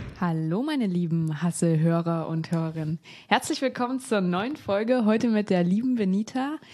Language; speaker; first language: German; native; German